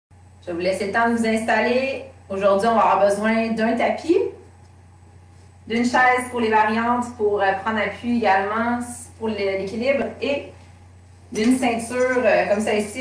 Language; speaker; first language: French; native; French